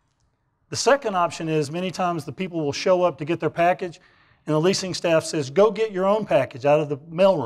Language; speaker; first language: English; native; English